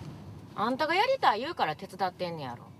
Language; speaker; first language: Japanese; native; Japanese